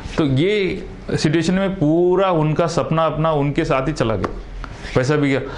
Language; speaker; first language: Hindi; non-native, local second language; Tamil